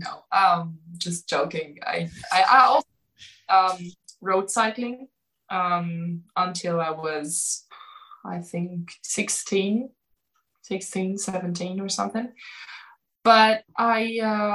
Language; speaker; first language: English; non-native, fluent; German